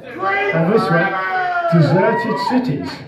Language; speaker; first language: English; native; English